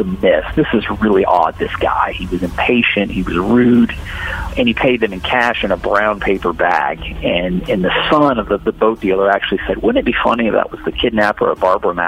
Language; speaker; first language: English; native; English